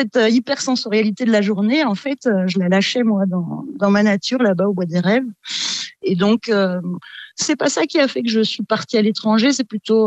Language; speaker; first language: French; native; French